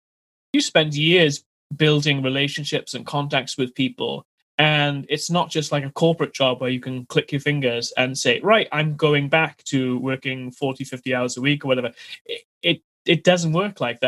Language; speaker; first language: English; native; English